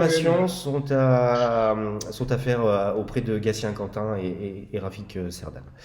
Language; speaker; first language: French; native; French